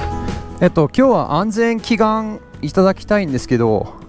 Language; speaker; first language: Japanese; non-native, fluent; English